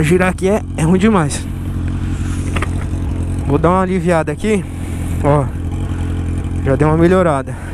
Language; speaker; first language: Portuguese; native; Portuguese